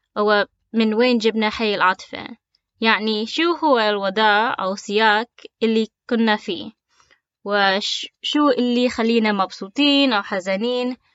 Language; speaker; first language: Arabic; early bilingual, heritage; Arabic